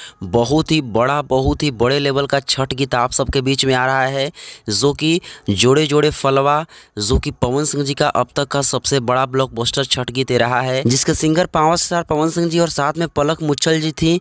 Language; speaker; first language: Hindi; non-native, local second language; Bhojpuri